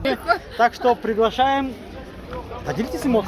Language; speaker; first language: Russian; non-native, local second language; Tajik